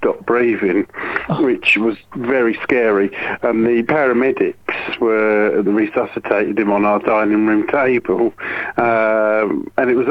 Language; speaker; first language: English; native; English